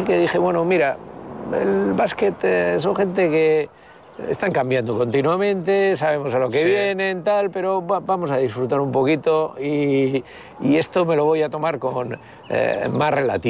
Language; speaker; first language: Spanish; native; Spanish